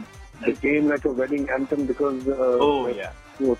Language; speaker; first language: English; non-native, local second language; Punjabi